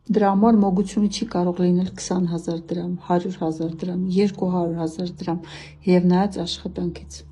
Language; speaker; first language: Armenian; native; Armenian